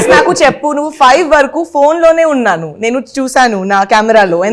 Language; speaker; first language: Telugu; non-native, learner; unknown